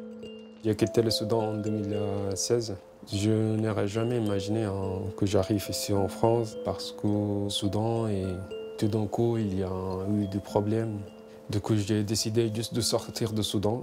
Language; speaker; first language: French; non-native, fluent; Arabic